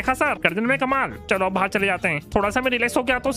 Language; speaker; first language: Hindi; native; Hindi